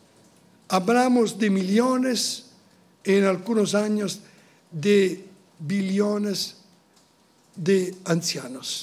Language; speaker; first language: Spanish; non-native, fluent; Italian